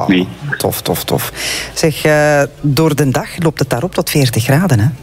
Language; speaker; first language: Dutch; native; Dutch